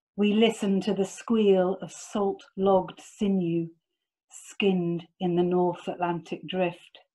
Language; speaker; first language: English; native; English